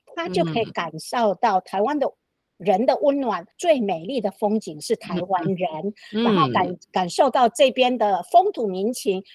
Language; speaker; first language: Chinese; native; Chinese